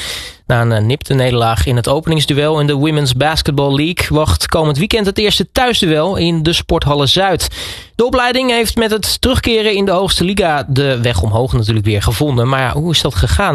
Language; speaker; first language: Dutch; native; Dutch